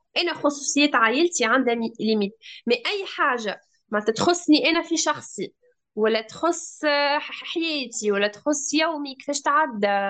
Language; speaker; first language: Arabic; native; Arabic